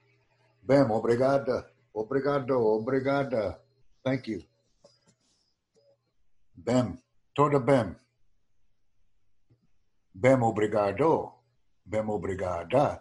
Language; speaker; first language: Portuguese; non-native, learner; English